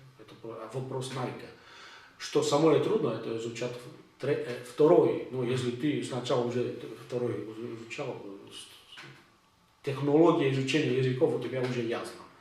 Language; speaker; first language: Russian; non-native, learner; Catalan